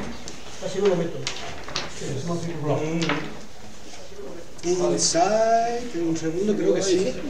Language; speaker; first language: Spanish; native; Spanish